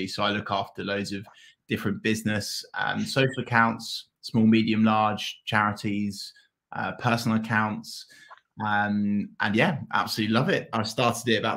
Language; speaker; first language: English; native; English